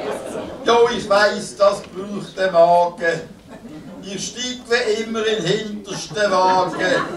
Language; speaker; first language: German; native; German